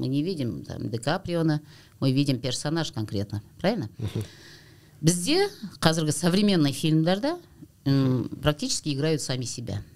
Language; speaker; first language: Russian; non-native, local second language; Kazakh